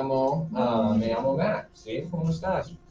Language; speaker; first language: Spanish; non-native, fluent; English